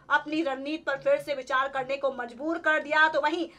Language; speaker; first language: Hindi; native; Hindi